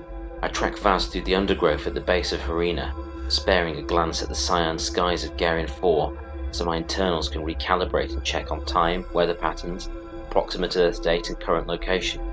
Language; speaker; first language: English; native; English